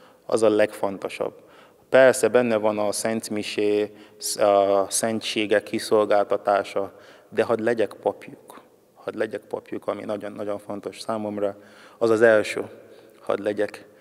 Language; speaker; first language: Hungarian; non-native, fluent; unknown